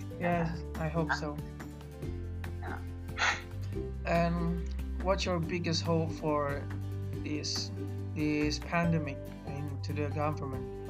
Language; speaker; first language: English; non-native, learner; Indonesian